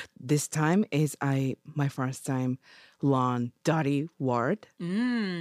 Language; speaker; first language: English; non-native, learner; Japanese